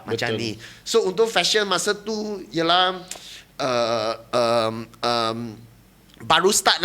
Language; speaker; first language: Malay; non-native, local second language; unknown